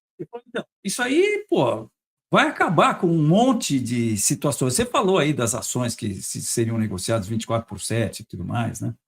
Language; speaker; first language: Portuguese; native; Portuguese